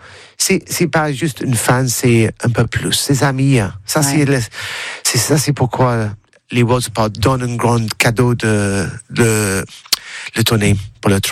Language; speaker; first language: French; non-native, learner; English